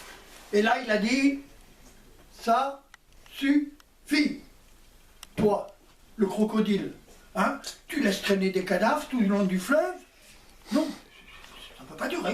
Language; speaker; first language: French; native; French